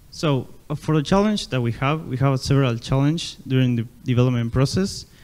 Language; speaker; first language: English; non-native, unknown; Spanish